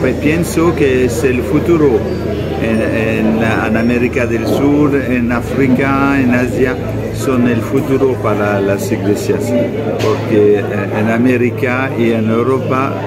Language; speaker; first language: Spanish; non-native, learner; French